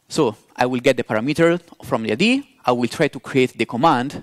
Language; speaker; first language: English; non-native, fluent; Italian